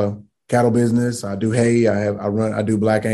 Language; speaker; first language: English; native; English